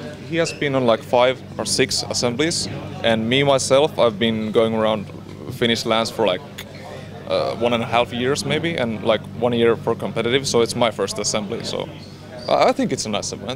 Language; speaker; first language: English; non-native, fluent; Finnish